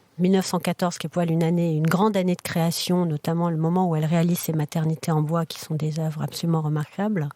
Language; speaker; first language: French; native; French